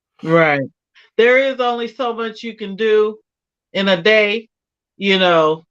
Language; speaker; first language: English; native; English